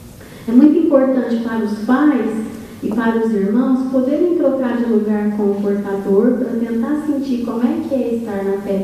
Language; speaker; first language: Portuguese; native; Portuguese